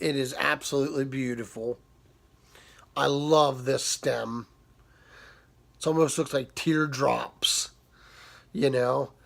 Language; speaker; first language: English; native; English